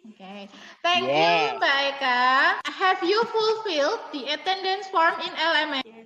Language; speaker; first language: English; non-native, fluent; Indonesian